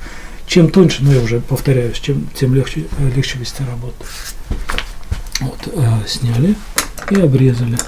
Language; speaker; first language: Russian; native; Russian